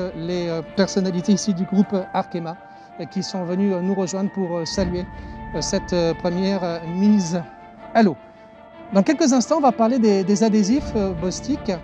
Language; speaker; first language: French; native; French